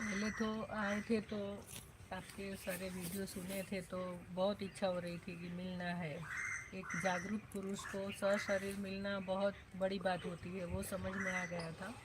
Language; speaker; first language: Hindi; native; Hindi